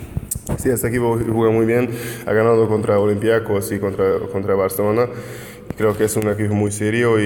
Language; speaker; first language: Spanish; non-native, fluent; Hungarian